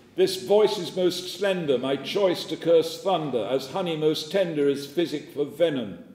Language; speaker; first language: English; native; English